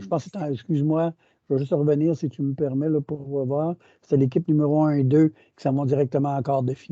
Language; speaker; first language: French; native; French